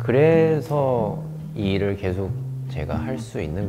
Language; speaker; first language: Korean; native; Korean